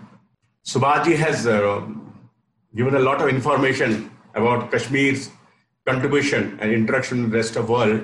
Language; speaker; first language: English; non-native, local second language; Kashmiri